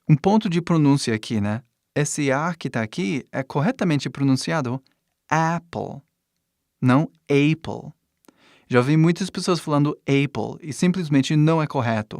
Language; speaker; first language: Portuguese; non-native, fluent; English